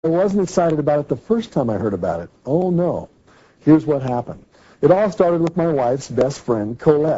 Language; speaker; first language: English; native; English